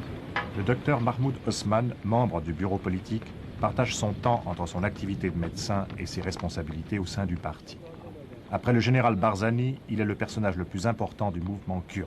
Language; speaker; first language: French; native; French